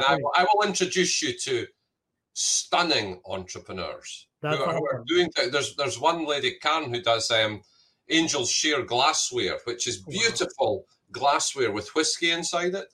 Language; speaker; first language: English; native; English